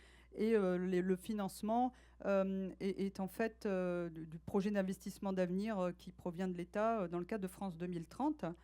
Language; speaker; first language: French; native; French